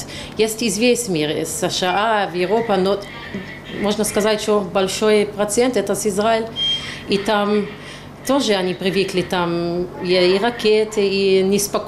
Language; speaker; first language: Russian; non-native, local second language; Ukrainian